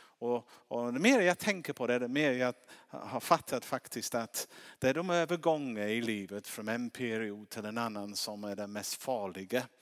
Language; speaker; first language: Swedish; non-native, fluent; English